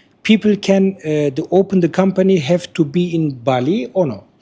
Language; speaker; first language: English; non-native, learner; Turkish